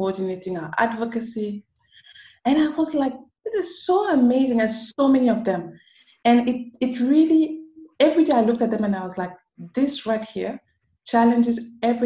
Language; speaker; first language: English; non-native, local second language; French